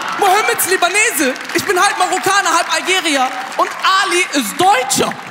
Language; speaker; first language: German; early bilingual, other home language; Arabic